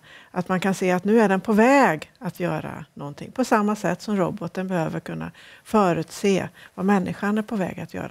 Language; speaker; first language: Swedish; native; Swedish